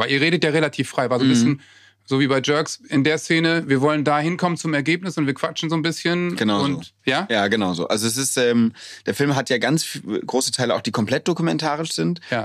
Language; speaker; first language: German; native; German